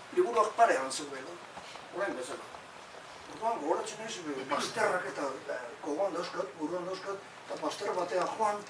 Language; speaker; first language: Basque; native; Basque